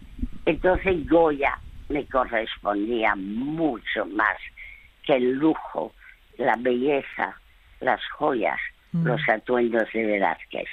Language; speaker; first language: Spanish; early bilingual, other home language; French